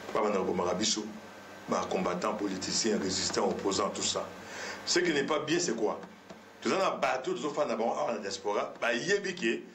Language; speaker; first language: French; non-native, local second language; Lingala